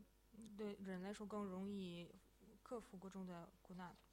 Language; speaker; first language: Chinese; non-native, fluent; Russian